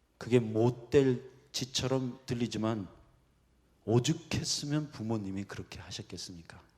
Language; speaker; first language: Korean; early bilingual, heritage; Korean